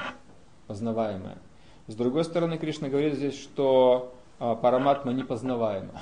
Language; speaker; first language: Russian; native; Russian